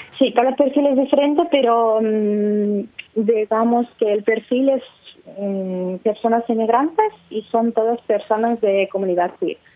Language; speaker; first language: Spanish; non-native, fluent; Russian